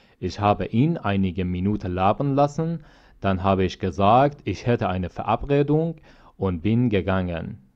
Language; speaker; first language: German; non-native, fluent; Persian